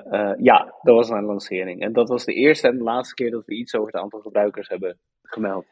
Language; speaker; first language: Dutch; early bilingual, other home language; Persian